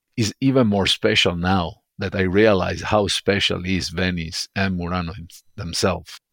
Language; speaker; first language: English; non-native, fluent; Italian